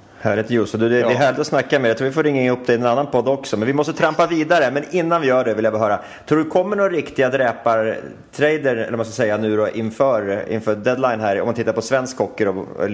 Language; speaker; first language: Swedish; native; Swedish